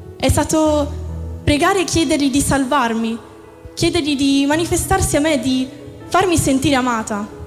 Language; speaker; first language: Italian; early bilingual, other home language; Romanian